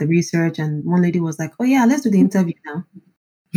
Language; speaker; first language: English; non-native, local second language; Yoruba